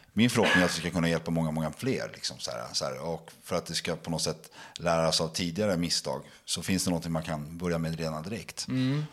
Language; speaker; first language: Swedish; native; Swedish